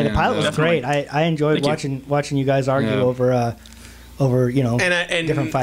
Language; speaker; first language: English; native; English